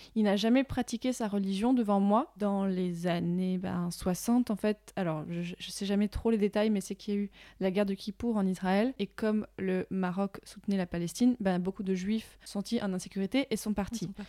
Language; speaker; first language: French; native; French